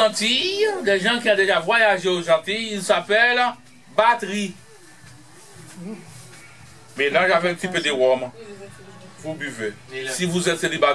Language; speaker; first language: French; non-native, fluent; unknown